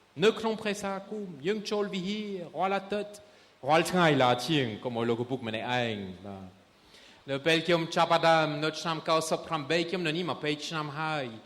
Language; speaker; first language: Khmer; non-native, fluent; French